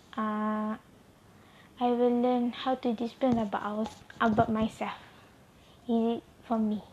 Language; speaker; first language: English; non-native, local second language; Malay